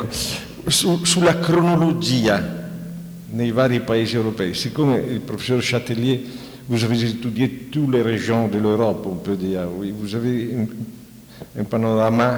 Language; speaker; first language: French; non-native, fluent; Italian